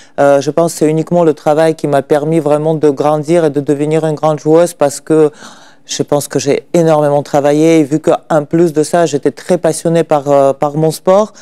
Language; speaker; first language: French; non-native, fluent; Russian